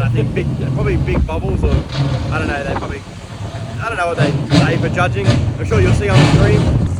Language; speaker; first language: English; native; English